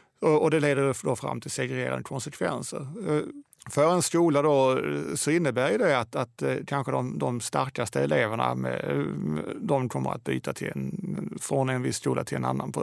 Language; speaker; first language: Swedish; native; Swedish